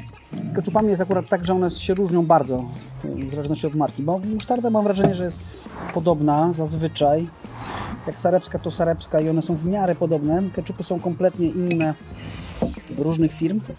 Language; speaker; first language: Polish; native; Polish